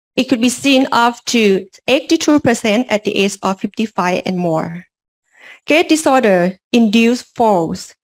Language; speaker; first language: English; non-native, learner; Lao